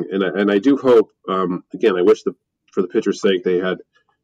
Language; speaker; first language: English; native; English